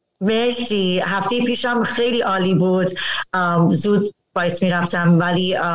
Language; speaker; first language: Persian; early bilingual, heritage; Persian